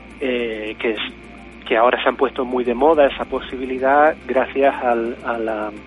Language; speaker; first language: Spanish; native; Spanish